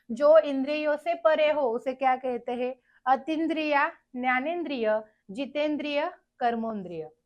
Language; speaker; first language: Hindi; non-native, local second language; Marathi